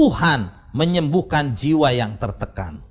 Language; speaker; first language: Indonesian; native; Indonesian